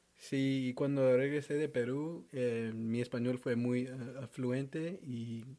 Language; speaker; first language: Spanish; early bilingual, heritage; Spanish